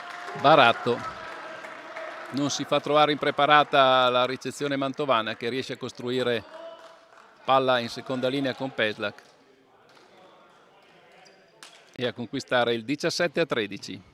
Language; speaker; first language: Italian; native; Italian